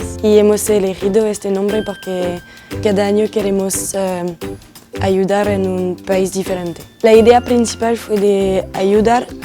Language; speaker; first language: Spanish; non-native, learner; French